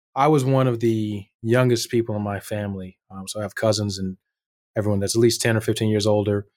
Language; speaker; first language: English; native; English